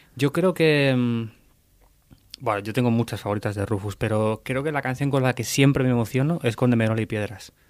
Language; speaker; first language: Spanish; native; Spanish